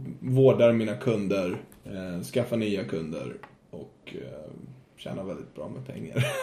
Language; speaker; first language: Swedish; native; Swedish